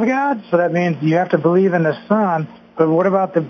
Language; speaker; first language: English; native; English